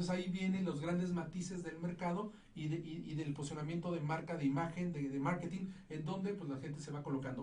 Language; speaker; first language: Spanish; native; Spanish